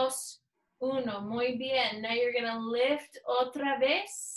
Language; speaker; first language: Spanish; non-native, learner; English